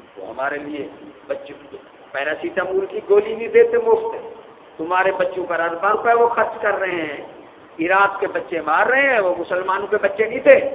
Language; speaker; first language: Urdu; non-native, local second language; Punjabi